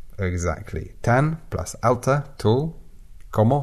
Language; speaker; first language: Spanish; non-native, fluent; English